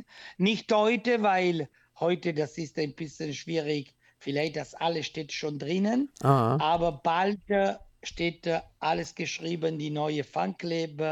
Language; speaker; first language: German; non-native, learner; Italian